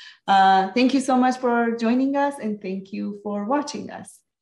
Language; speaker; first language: English; non-native, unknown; Persian